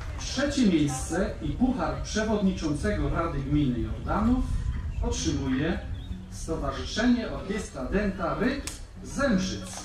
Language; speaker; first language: Polish; native; Polish